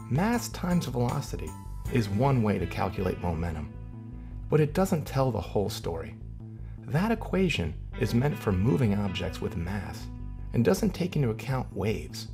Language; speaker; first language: English; native; English